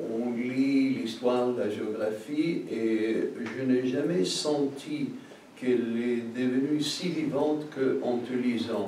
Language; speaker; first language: French; non-native, fluent; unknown